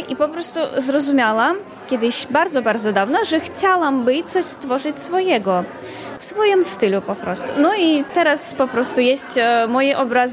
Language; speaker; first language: Polish; non-native, learner; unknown